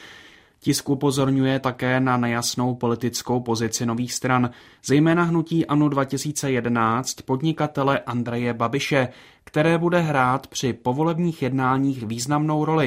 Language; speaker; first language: Czech; native; Czech